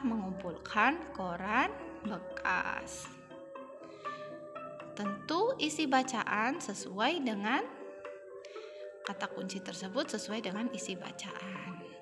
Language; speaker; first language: Indonesian; native; Indonesian